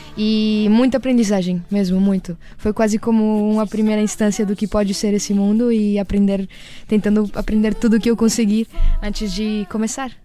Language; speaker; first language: Portuguese; non-native, fluent; Spanish